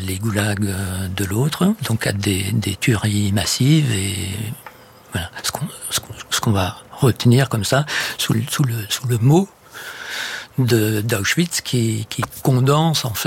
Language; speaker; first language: French; native; French